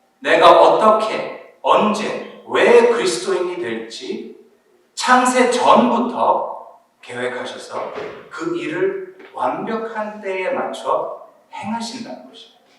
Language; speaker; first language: Korean; early bilingual, heritage; Korean